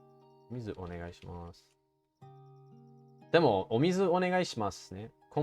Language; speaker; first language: Japanese; non-native, fluent; English